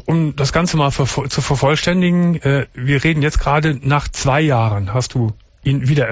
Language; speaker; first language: German; native; German